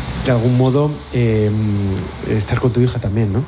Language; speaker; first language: Spanish; native; Spanish